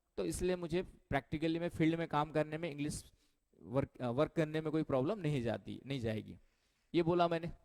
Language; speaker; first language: Hindi; native; Hindi